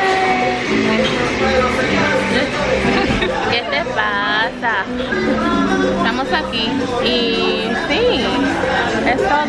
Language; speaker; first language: Spanish; non-native, fluent; English